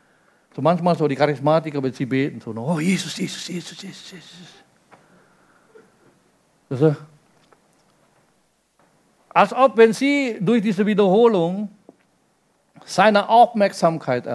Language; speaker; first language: German; non-native, fluent; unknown